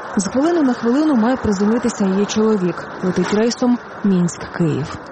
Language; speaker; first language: Ukrainian; native; Ukrainian